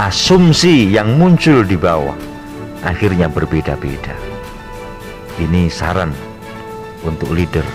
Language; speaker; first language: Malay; non-native, local second language; Javanese